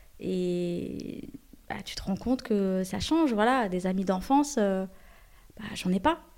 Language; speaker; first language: French; early bilingual, other home language; Arabic